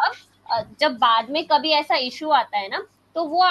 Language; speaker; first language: Hindi; native; Hindi